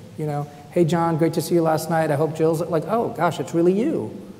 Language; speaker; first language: English; native; English